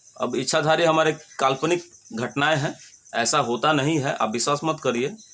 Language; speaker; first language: Hindi; native; Hindi